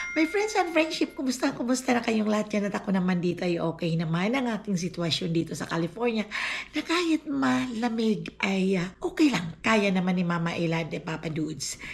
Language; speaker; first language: Filipino; non-native, local second language; Aklanon